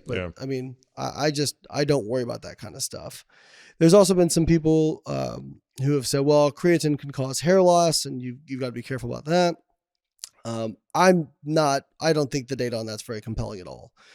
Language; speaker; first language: English; native; English